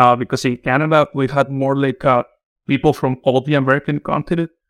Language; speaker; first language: English; non-native, fluent; Spanish